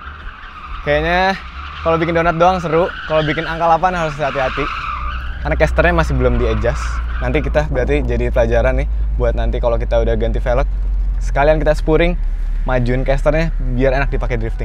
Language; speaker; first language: Indonesian; native; Indonesian